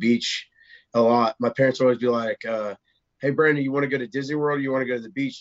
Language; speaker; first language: English; native; English